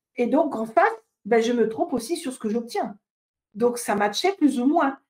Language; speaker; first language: French; native; French